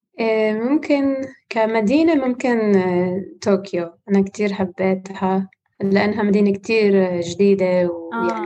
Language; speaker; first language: Arabic; non-native, fluent; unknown